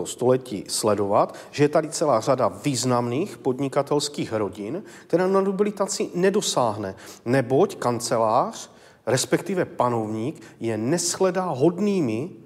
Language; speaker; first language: Czech; native; Czech